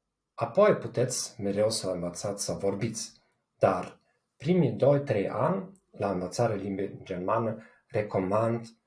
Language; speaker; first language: Romanian; non-native, fluent; German